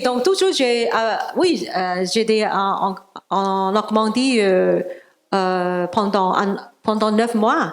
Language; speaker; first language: French; non-native, learner; Cantonese